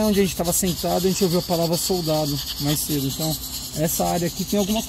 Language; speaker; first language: Portuguese; native; Portuguese